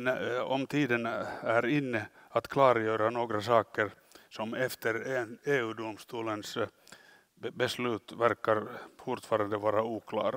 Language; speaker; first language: Swedish; non-native, local second language; Finnish